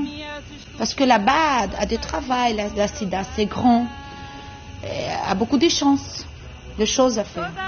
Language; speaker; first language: French; non-native, learner; Portuguese